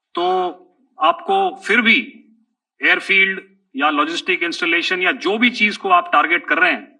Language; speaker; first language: Hindi; native; Hindi